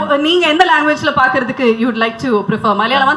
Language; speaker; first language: Tamil; native; Tamil